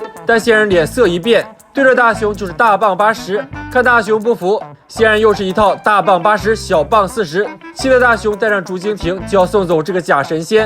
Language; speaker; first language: Chinese; native; Chinese